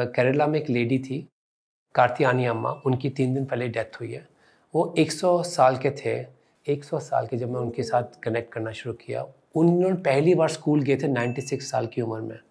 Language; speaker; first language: Hindi; non-native, local second language; Punjabi